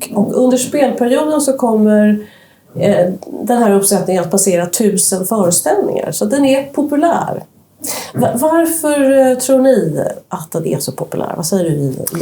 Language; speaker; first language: Swedish; native; Swedish